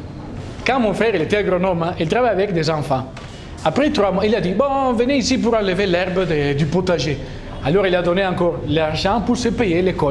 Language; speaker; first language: French; non-native, fluent; Italian